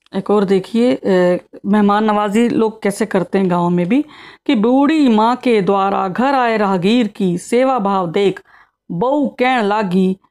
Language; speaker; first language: Hindi; native; Hindi